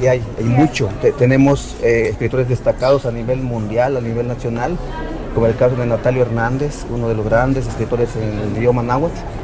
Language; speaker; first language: Spanish; non-native, local second language; Nahuatl languages